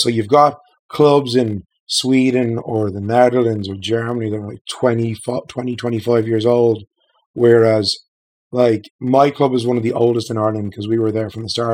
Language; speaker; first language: English; native; English